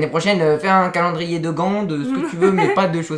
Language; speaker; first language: French; native; French